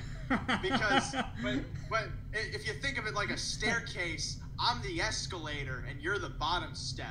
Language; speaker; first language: English; native; English